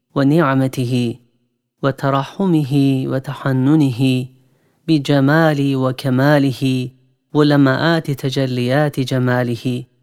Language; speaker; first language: Arabic; non-native, fluent; Turkish